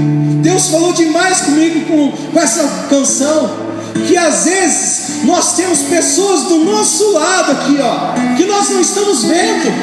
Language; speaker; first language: Portuguese; native; Portuguese